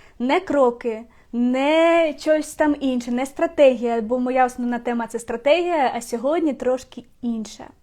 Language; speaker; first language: Ukrainian; non-native, local second language; Russian